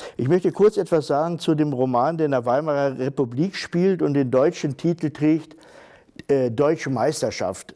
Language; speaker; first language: German; native; German